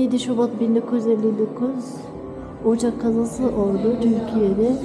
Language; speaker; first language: Turkish; non-native, learner; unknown